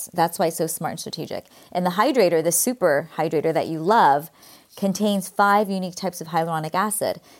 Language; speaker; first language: English; native; English